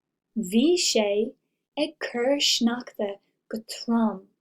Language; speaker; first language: Irish; non-native, local second language; English